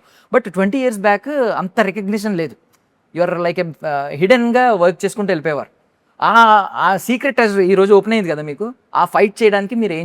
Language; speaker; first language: Telugu; native; Telugu